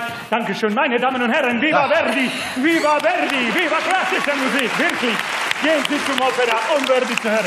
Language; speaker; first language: German; non-native, learner; Spanish